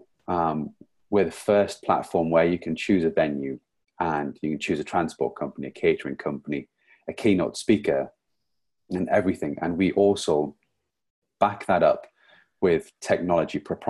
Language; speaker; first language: English; native; English